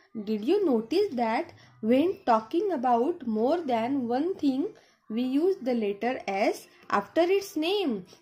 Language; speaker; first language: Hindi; non-native, local second language; Marathi